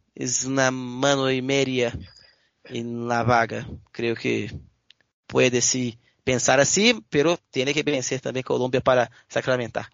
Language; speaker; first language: Spanish; non-native, learner; Portuguese